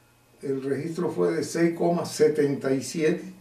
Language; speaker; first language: Spanish; native; Spanish